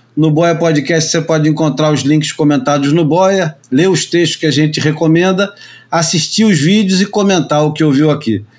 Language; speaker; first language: Portuguese; native; Portuguese